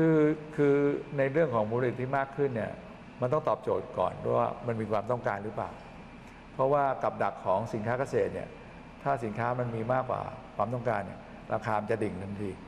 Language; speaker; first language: Thai; native; Thai